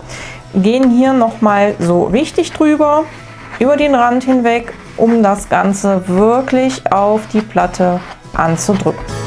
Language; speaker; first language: German; native; German